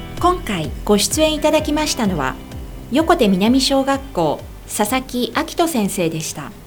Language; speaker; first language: Japanese; native; Japanese